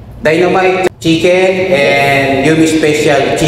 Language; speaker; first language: English; non-native, local second language; Filipino